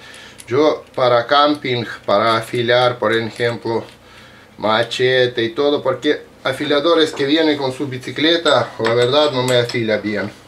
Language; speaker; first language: Spanish; non-native, learner; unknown